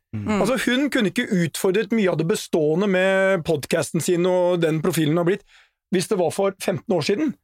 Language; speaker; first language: Norwegian; native; Norwegian